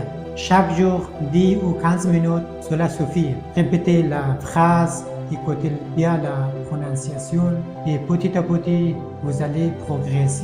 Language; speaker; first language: French; non-native, fluent; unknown